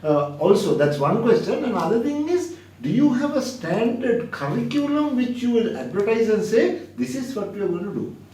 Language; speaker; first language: English; non-native, local second language; Sinhala